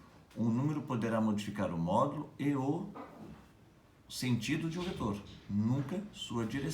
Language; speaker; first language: Portuguese; native; Portuguese